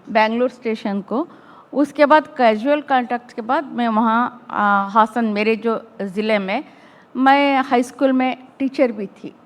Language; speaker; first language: Hindi; non-native, local second language; Urdu